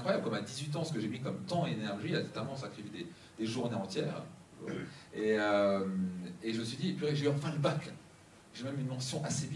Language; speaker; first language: French; native; French